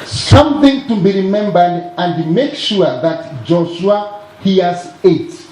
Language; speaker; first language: English; non-native, local second language; Swahili